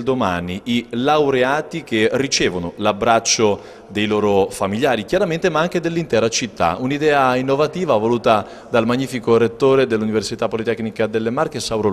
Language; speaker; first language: Italian; native; Italian